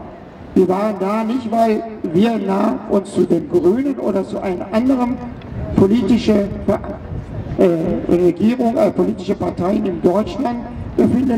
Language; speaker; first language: German; non-native, fluent; Persian